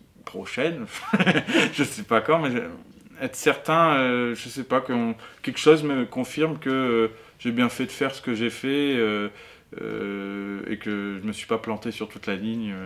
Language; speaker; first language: French; native; French